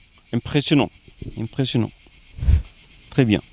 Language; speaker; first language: French; non-native, fluent; Swedish